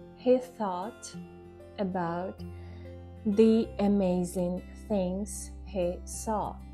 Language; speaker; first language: English; non-native, fluent; Ukrainian